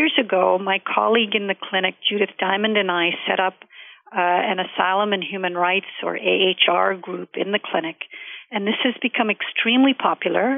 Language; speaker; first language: English; non-native, local second language; Urdu